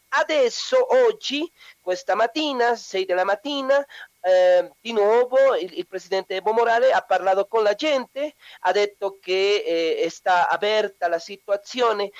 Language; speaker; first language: Italian; non-native, learner; Spanish